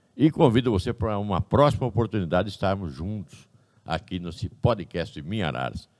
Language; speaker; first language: Portuguese; native; Portuguese